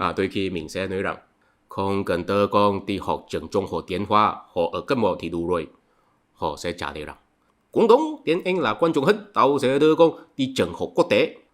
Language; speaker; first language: Vietnamese; non-native, fluent; Chinese